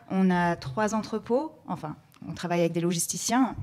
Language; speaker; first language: French; native; French